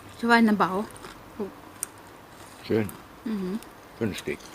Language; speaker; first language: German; non-native, learner; Thai